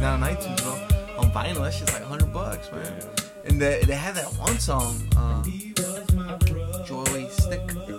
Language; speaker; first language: English; early bilingual, other home language; Spanish